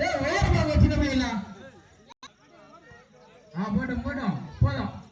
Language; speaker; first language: Tamil; native; Tamil